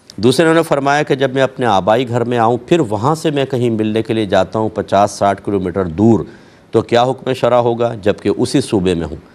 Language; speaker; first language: Urdu; native; Urdu